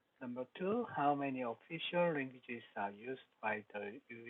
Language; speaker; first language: English; non-native, learner; Korean